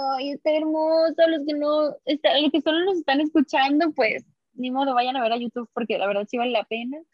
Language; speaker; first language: Spanish; early bilingual, heritage; Spanish